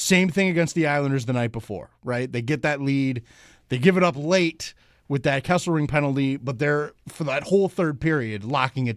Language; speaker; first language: English; native; English